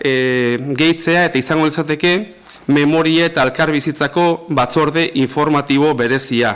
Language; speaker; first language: Basque; native; Basque